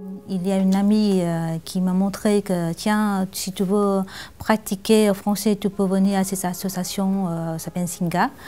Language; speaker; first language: French; non-native, learner; Vietnamese